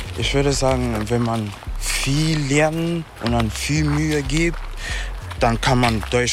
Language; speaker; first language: German; non-native, learner; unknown